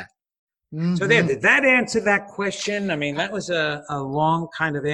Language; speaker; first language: English; native; English